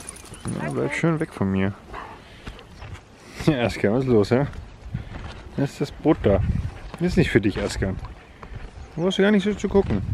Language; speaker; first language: German; native; German